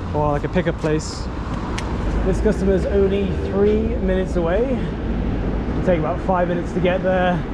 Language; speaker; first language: English; native; English